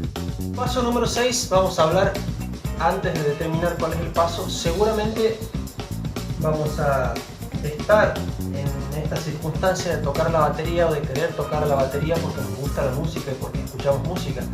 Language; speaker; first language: Spanish; native; Spanish